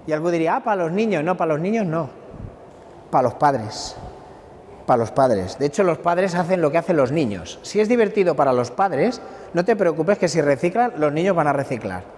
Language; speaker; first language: Spanish; non-native, local second language; Catalan